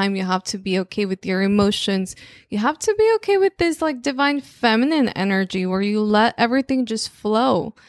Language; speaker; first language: English; non-native, fluent; Spanish